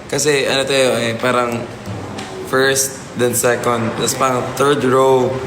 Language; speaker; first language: Filipino; native; Filipino